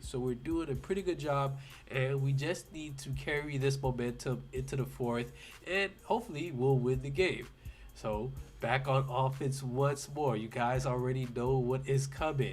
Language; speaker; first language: English; native; English